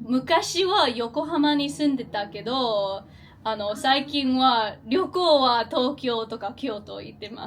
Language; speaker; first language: Japanese; early bilingual, heritage; English